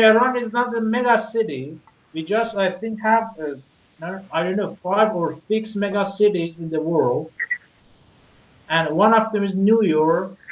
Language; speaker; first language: English; non-native, learner; Persian